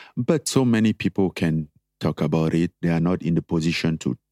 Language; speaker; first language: English; non-native, local second language; French